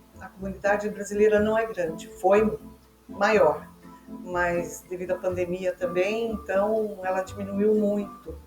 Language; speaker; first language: Portuguese; native; Portuguese